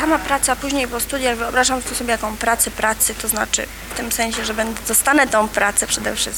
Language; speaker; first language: Polish; native; Polish